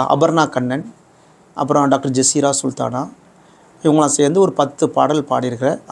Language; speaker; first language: Tamil; native; Tamil